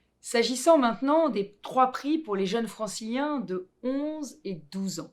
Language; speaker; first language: French; native; French